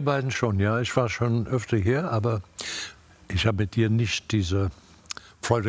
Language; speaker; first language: German; non-native, fluent; English